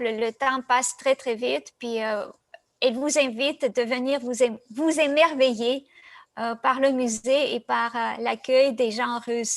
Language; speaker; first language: French; non-native, fluent; Russian